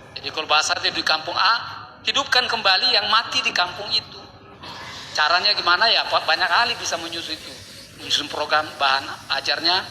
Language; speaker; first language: Indonesian; non-native, local second language; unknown